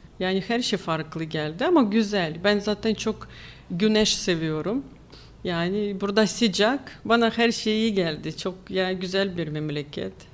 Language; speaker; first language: Turkish; non-native, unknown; Ukrainian